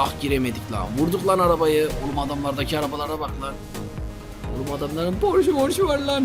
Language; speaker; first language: Turkish; native; Turkish